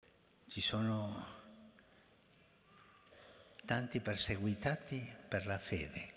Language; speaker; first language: Italian; non-native, fluent; Spanish